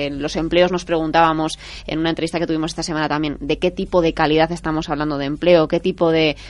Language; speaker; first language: Spanish; native; Spanish